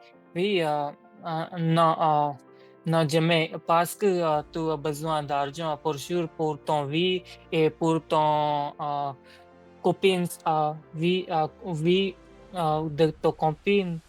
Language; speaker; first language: French; non-native, learner; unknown